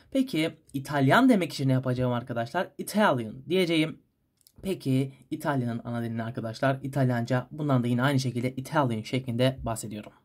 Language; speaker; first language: Turkish; native; Turkish